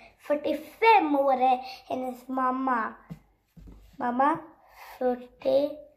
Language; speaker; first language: Swedish; early bilingual, other home language; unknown